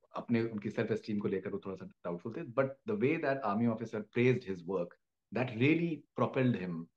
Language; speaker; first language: Hindi; native; Hindi